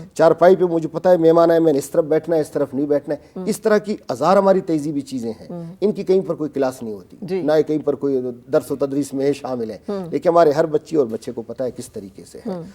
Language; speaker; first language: Urdu; non-native, local second language; Baluchi